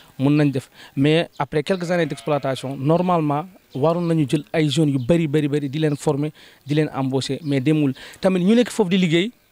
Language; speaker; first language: Wolof; non-native, local second language; Fula